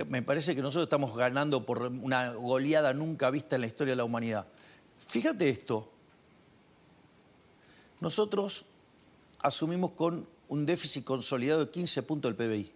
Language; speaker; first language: Spanish; native; Spanish